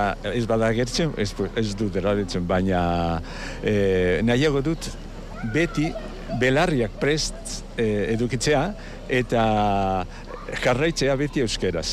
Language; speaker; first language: Basque; non-native, local second language; Spanish